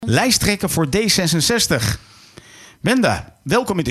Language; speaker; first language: Dutch; native; Dutch